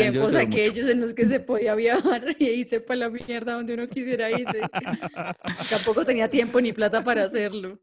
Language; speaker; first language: Spanish; native; Spanish